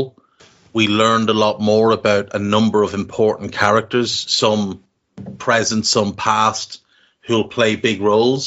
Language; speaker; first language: English; native; English